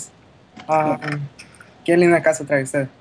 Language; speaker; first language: Spanish; early bilingual, heritage; Spanish